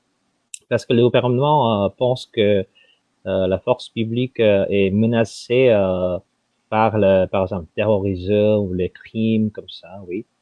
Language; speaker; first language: French; non-native, fluent; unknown